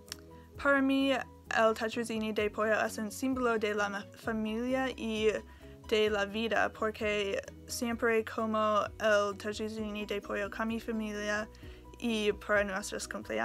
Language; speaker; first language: Spanish; non-native, learner; English